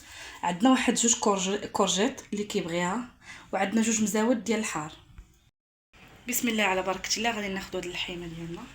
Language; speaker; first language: Arabic; native; Arabic